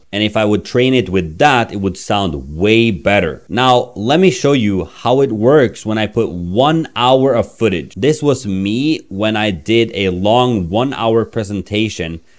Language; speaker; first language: English; non-native, fluent; Norwegian